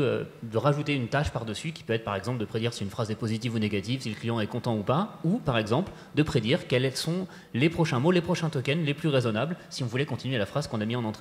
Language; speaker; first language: French; native; French